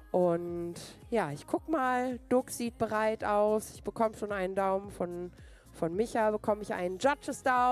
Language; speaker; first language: German; native; German